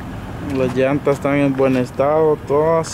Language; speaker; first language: Spanish; native; Spanish